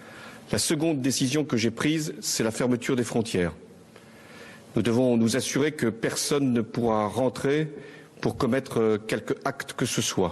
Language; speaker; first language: French; native; French